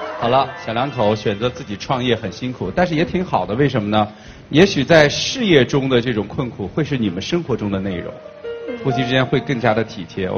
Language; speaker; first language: Chinese; native; Chinese